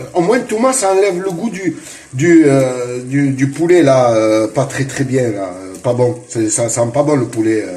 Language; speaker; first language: French; non-native, local second language; Arabic